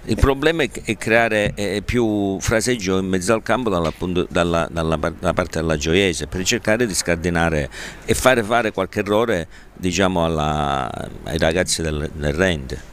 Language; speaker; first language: Italian; native; Italian